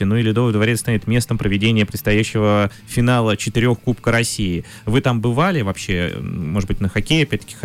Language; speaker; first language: Russian; native; Russian